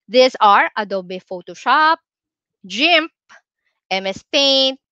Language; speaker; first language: English; non-native, local second language; Filipino